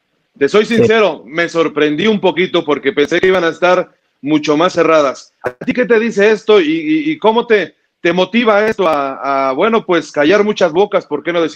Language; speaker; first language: Spanish; native; Spanish